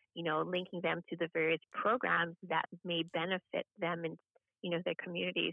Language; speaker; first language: English; native; English